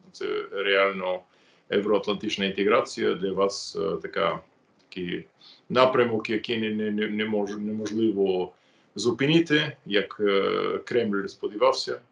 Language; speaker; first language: Ukrainian; non-native, fluent; English